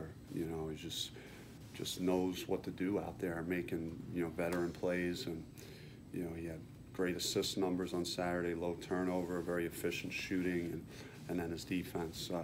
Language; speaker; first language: English; native; English